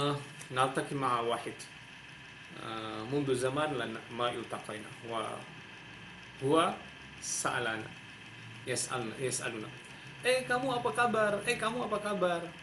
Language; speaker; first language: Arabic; non-native, learner; Javanese